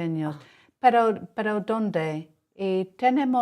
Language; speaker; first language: Spanish; non-native, learner; English